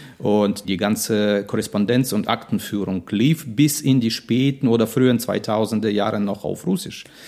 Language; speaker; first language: German; non-native, fluent; Russian